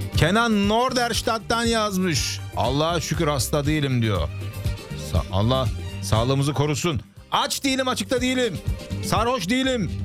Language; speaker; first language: Turkish; early bilingual, heritage; Turkish